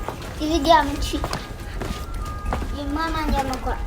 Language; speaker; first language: Italian; early bilingual, other home language; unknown